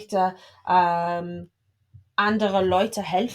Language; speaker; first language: German; non-native, fluent; English